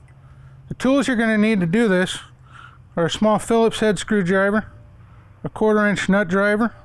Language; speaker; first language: English; native; English